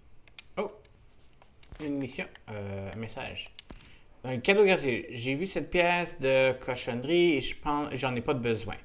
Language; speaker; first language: French; native; French